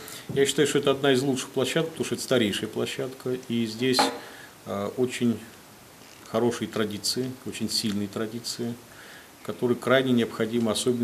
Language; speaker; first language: Russian; native; Russian